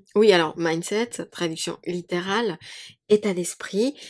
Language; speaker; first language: French; non-native, fluent; Spanish